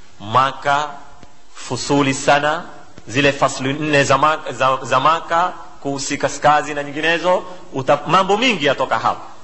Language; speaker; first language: Swahili; native; Swahili